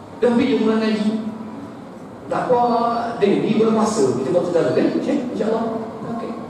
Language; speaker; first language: Malay; non-native, fluent; Arabic